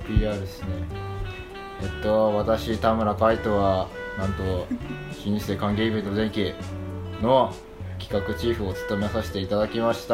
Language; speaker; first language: Japanese; native; Japanese